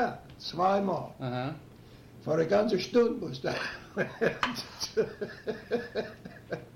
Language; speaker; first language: German; early bilingual, heritage; German